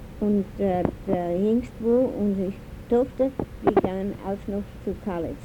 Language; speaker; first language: German; early bilingual, heritage; German